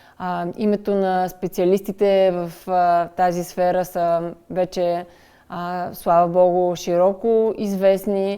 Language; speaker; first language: Bulgarian; native; Bulgarian